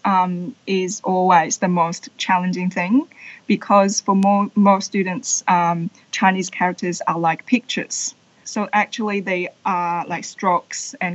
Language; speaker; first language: English; non-native, fluent; Chinese